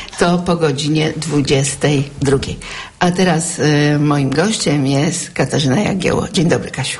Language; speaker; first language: Polish; native; Polish